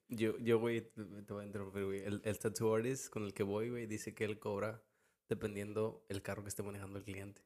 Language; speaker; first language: Spanish; early bilingual, heritage; Spanish